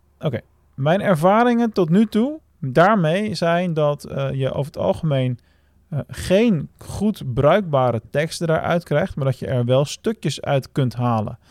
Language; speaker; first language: Dutch; native; Dutch